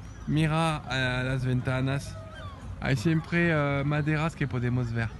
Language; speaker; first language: Spanish; non-native, learner; French